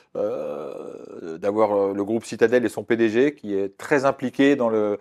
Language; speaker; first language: French; native; French